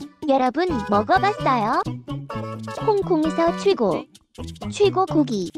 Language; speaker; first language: Korean; non-native, learner; Cantonese